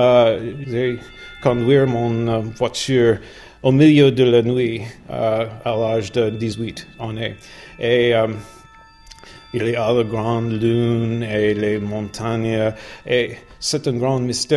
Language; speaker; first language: French; non-native, learner; English